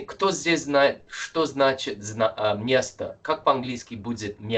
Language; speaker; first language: Russian; non-native, fluent; English